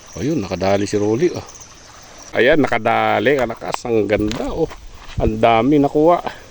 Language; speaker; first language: Filipino; native; Filipino